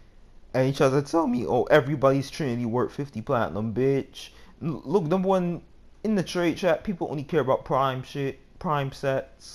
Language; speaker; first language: English; native; English